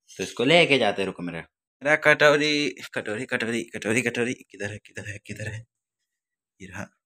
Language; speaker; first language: Hindi; native; Hindi